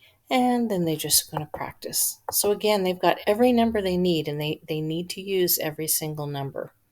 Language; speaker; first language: English; native; English